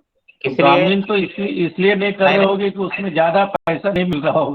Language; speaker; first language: Hindi; native; Hindi